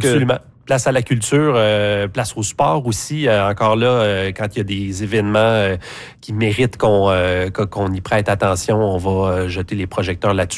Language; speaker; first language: French; native; French